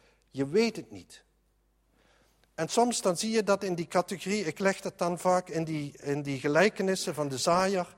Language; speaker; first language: Dutch; native; Dutch